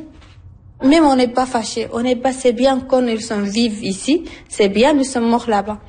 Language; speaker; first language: French; non-native, learner; Arabic